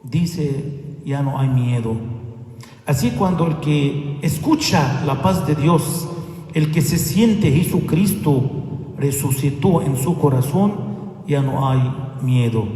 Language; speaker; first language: Spanish; non-native, fluent; Arabic